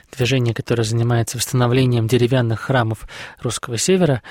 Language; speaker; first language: Russian; native; Russian